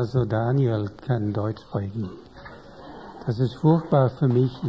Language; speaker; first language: German; non-native, fluent; English